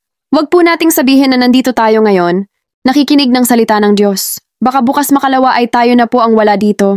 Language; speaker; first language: Filipino; native; Filipino